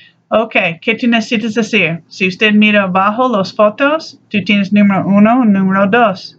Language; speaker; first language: Spanish; non-native, learner; English